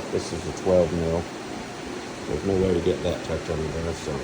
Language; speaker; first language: English; native; English